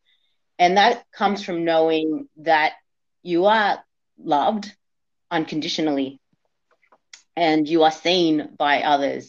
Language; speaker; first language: English; native; English